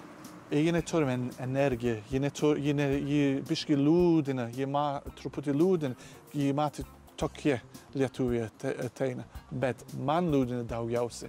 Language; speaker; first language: Lithuanian; non-native, learner; English